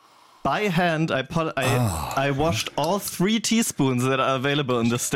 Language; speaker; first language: English; non-native, fluent; German